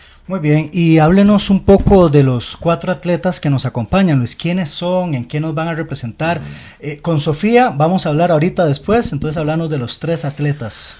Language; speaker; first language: Spanish; native; Spanish